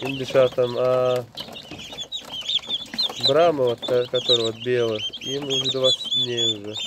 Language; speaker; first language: Russian; non-native, learner; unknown